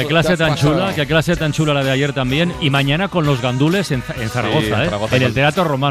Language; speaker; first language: Spanish; native; Spanish